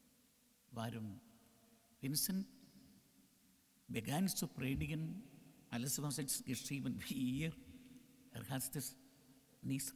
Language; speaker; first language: German; non-native, learner; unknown